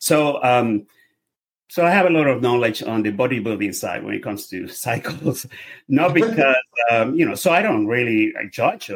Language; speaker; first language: English; non-native, fluent; Spanish